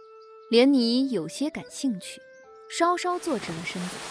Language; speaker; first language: Chinese; native; Chinese